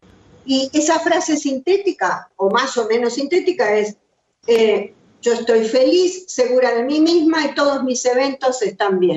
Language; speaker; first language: Spanish; native; Spanish